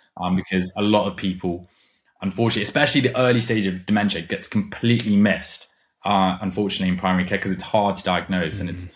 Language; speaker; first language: English; non-native, fluent; German